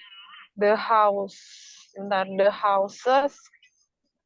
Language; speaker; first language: English; non-native, learner; Indonesian